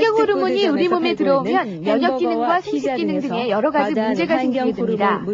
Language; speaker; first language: Korean; native; Korean